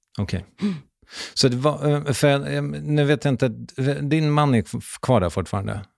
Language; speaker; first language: Swedish; native; Swedish